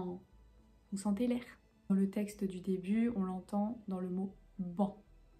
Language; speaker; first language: French; native; French